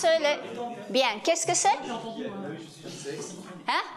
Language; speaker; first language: French; non-native, learner; Italian